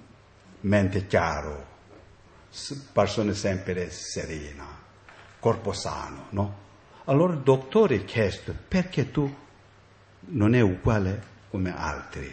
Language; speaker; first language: Italian; non-native, learner; Tibetan